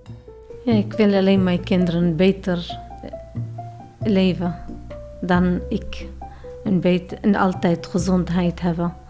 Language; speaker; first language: Dutch; non-native, learner; Arabic